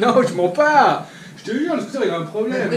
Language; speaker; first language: French; native; French